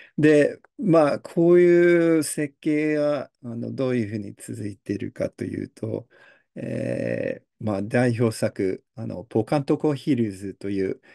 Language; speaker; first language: Japanese; early bilingual, heritage; Japanese